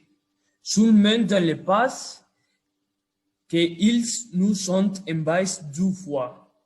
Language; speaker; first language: French; non-native, learner; Spanish